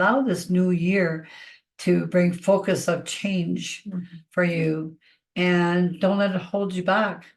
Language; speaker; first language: English; native; English